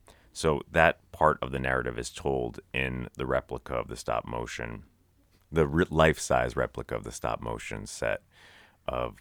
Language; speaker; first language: English; native; English